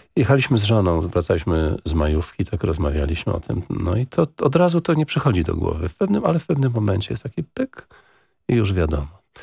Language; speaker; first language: Polish; native; Polish